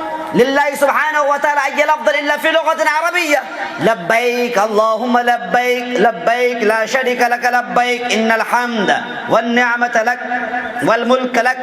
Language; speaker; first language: Arabic; non-native, fluent; Urdu